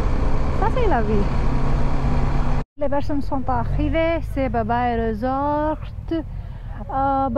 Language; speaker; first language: French; non-native, learner; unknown